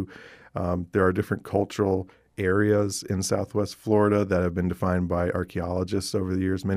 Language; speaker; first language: English; native; English